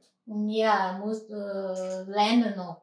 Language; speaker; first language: German; non-native, learner; Thai